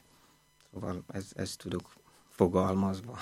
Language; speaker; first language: Hungarian; non-native, fluent; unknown